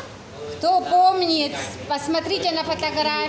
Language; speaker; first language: Russian; non-native, learner; Vietnamese